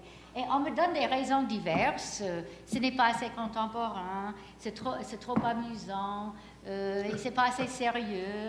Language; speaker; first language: French; non-native, fluent; English